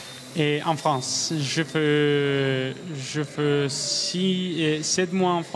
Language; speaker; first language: French; non-native, learner; Spanish